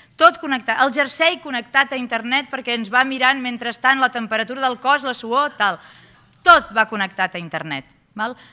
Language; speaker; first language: Catalan; native; Catalan